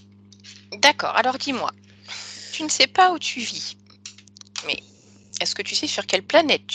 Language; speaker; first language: French; native; French